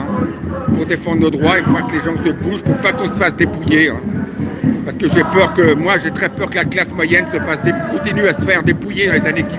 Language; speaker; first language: French; native; French